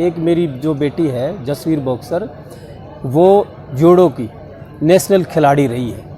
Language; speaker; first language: Hindi; native; Hindi